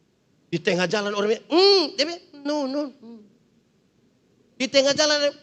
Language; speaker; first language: Malay; native; Malay